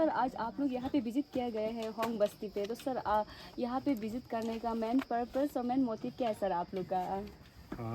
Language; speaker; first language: Hindi; non-native, local second language; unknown